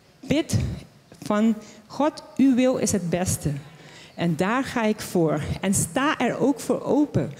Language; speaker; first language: Dutch; non-native, local second language; Papiamento